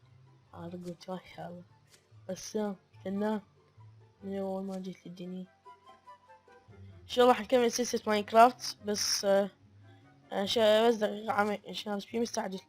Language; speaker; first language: Arabic; native; Arabic